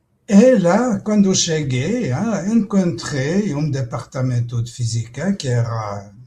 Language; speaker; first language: Portuguese; non-native, fluent; French